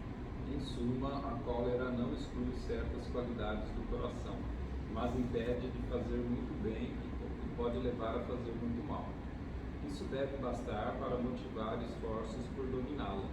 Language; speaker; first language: Portuguese; native; Portuguese